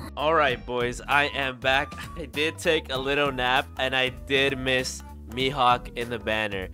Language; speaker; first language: English; early bilingual, other home language; Spanish